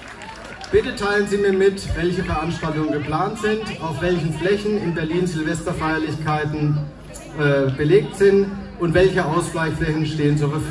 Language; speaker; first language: German; native; German